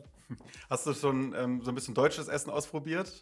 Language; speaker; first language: German; native; German